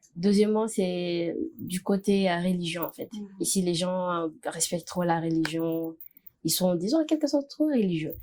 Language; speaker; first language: French; non-native, fluent; Upper Guinea Crioulo